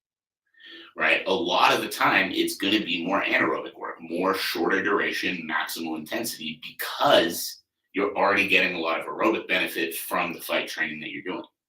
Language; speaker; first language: English; native; English